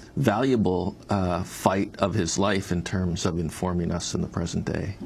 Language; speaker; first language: English; native; English